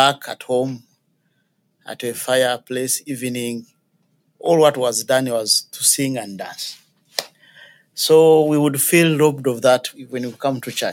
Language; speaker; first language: English; non-native, local second language; Ganda